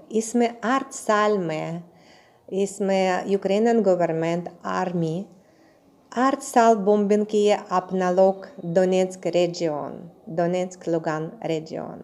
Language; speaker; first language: Hindi; non-native, learner; Russian